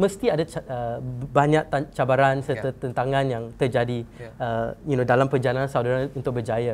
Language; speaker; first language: Malay; native; Malay